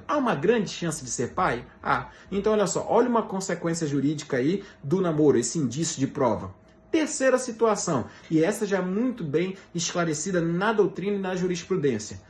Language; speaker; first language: Portuguese; native; Portuguese